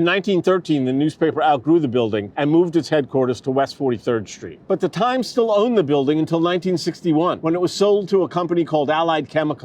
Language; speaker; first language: English; native; English